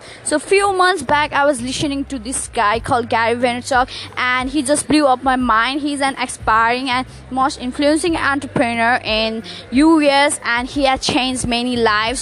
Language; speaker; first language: English; non-native, local second language; Nepali